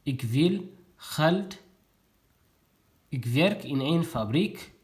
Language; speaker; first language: Dutch; non-native, fluent; Tigrinya